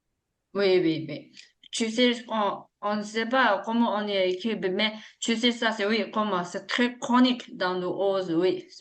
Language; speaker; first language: French; non-native, learner; Tibetan